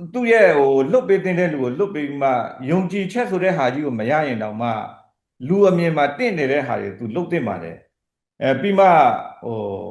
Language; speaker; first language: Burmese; non-native, local second language; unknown